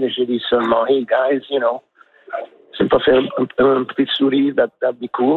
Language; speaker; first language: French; non-native, learner; English